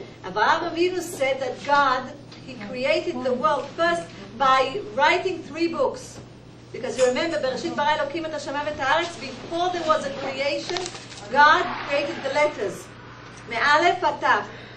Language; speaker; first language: English; non-native, fluent; Hebrew